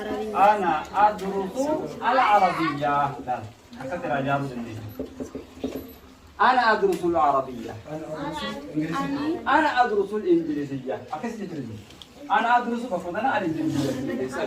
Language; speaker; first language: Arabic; non-native, fluent; Oromo